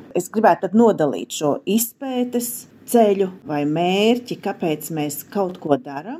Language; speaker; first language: Latvian; native; Latvian